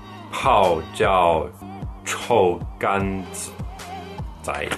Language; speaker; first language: Chinese; non-native, fluent; English